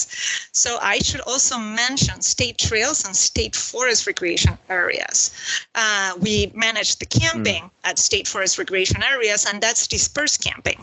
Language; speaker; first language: English; non-native, fluent; Spanish